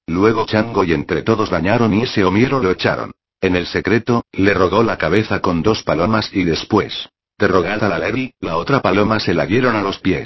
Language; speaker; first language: Spanish; native; Spanish